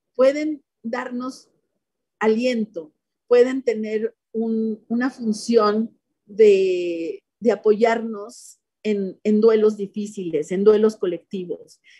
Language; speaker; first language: Spanish; native; Spanish